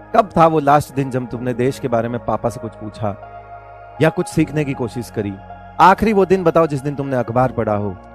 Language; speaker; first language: Hindi; native; Hindi